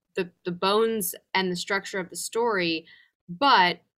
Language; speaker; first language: English; native; English